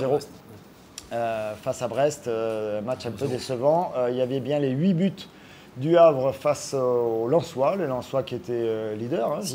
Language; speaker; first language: French; native; French